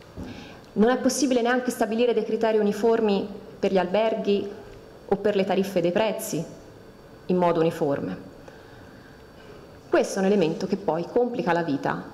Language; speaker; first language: Italian; native; Italian